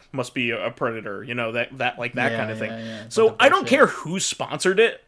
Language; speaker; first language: English; native; English